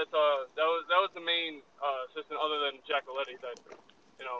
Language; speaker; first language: English; native; English